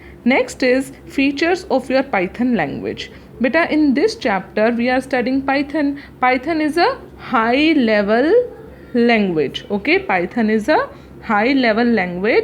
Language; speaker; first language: English; non-native, local second language; Hindi